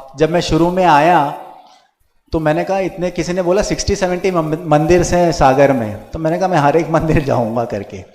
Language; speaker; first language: Hindi; non-native, local second language; Kannada